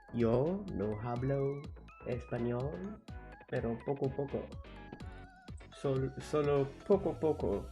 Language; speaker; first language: Spanish; non-native, learner; English